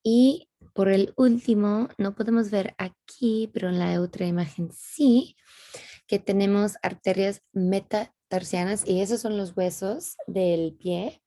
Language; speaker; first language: Spanish; non-native, fluent; English